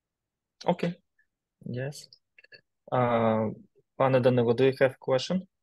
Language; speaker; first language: English; non-native, learner; Ukrainian